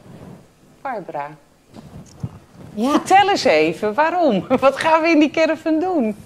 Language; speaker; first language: Dutch; native; Dutch